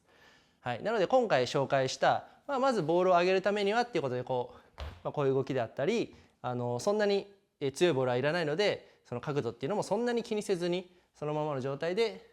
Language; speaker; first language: Japanese; native; Japanese